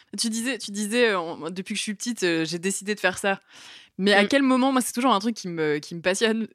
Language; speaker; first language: French; native; French